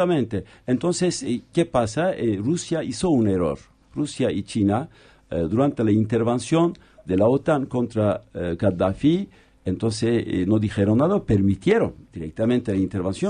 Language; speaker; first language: Spanish; non-native, fluent; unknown